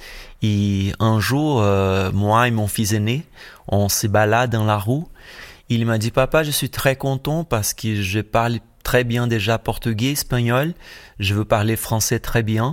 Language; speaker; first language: French; non-native, fluent; Portuguese